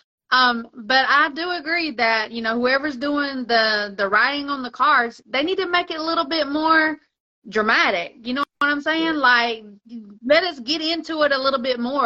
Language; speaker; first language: English; native; English